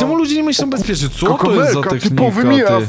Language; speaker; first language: Polish; native; Polish